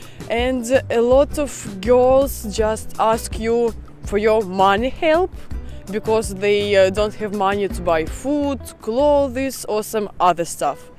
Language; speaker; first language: English; non-native, fluent; Russian